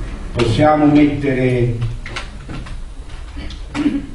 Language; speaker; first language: Italian; native; Italian